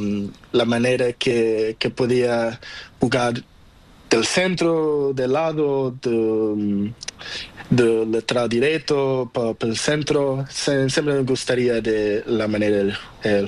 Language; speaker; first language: Spanish; non-native, learner; Portuguese